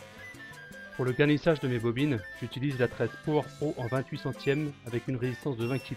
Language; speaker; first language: French; native; French